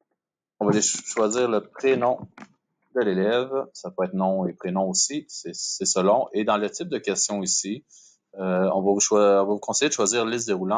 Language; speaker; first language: French; native; French